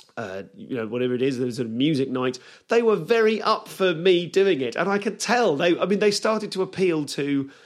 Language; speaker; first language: English; native; English